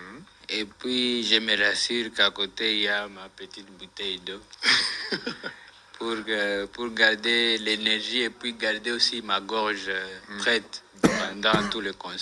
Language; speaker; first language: French; non-native, local second language; Swahili